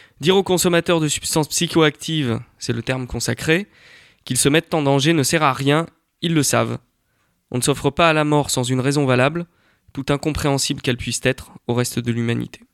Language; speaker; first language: French; native; French